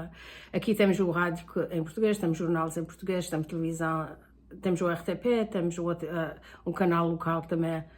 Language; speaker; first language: Portuguese; early bilingual, heritage; Portuguese